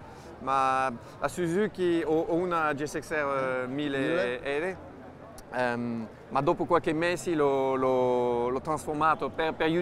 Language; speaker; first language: Italian; non-native, fluent; French